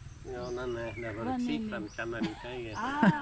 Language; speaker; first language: English; non-native, learner; Dutch